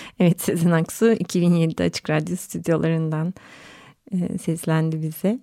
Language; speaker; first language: Turkish; native; Turkish